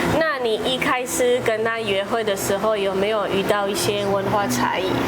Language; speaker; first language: Chinese; non-native, fluent; French